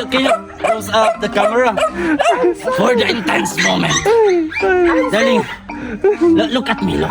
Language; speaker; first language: English; non-native, local second language; Filipino